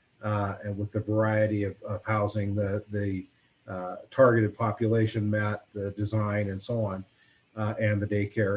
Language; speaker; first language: English; native; English